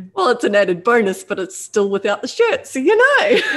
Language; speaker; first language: English; native; English